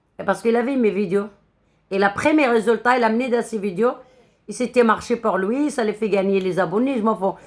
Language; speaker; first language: French; non-native, local second language; Arabic